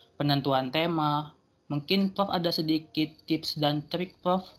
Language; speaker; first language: Indonesian; native; Indonesian